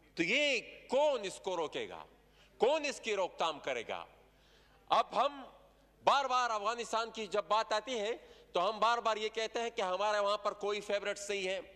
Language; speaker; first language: Urdu; non-native, local second language; Pashto